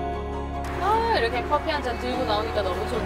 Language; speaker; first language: Korean; native; Korean